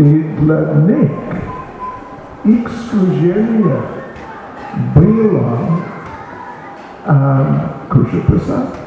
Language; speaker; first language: Russian; non-native, learner; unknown